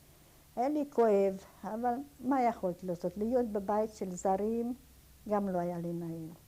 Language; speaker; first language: Hebrew; non-native, fluent; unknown